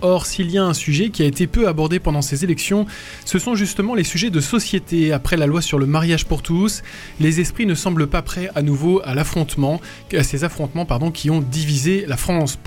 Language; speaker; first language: French; native; French